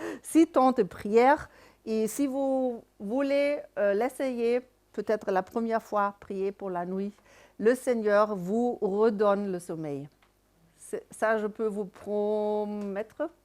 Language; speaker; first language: French; non-native, fluent; German